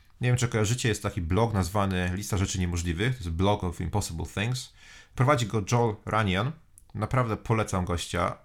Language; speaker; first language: Polish; native; Polish